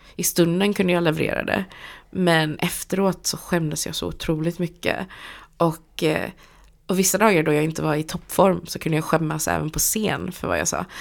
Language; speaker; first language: Swedish; early bilingual, other home language; Chinese